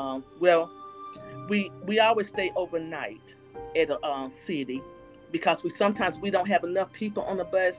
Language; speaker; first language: English; native; English